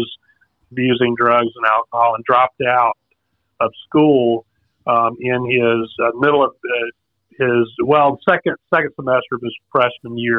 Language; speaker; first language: English; native; English